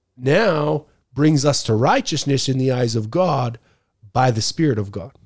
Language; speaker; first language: English; native; English